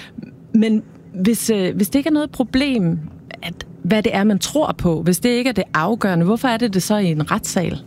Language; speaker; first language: Danish; native; Danish